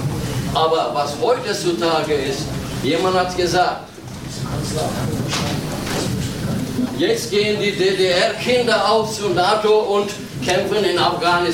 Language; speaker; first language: German; non-native, learner; Turkish